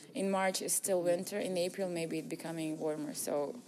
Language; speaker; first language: English; non-native, learner; Russian